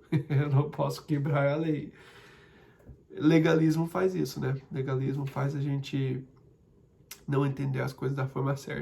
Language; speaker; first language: Portuguese; non-native, fluent; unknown